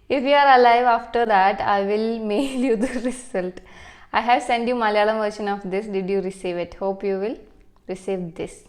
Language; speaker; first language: English; non-native, local second language; Malayalam